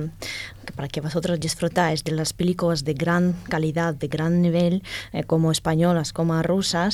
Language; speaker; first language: Spanish; non-native, fluent; Russian